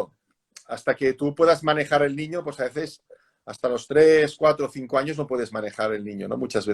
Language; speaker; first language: Spanish; native; Spanish